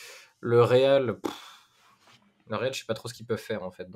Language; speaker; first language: French; native; French